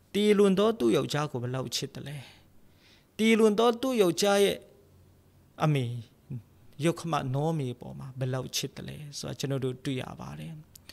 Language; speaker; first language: Burmese; non-native, local second language; Tedim Chin